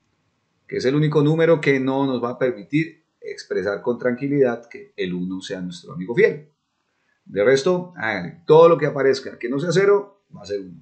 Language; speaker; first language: Spanish; native; Spanish